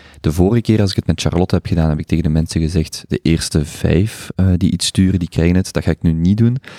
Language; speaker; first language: Dutch; native; Dutch